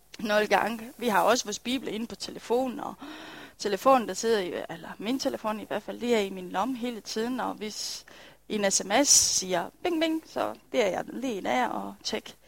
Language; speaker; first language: Danish; non-native, fluent; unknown